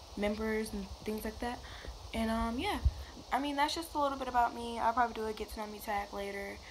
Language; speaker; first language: English; native; English